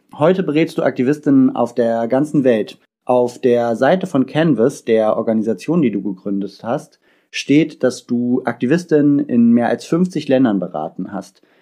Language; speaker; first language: German; native; German